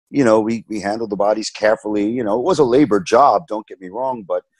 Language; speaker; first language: English; native; English